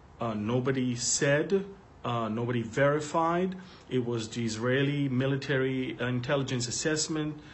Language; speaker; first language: English; non-native, fluent; Hebrew